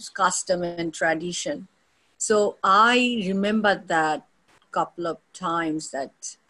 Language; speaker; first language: English; non-native, local second language; Bangla